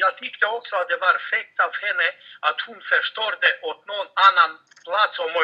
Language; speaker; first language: Swedish; non-native, fluent; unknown